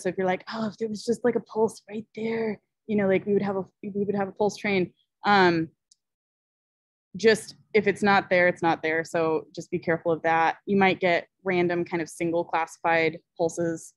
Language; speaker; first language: English; native; English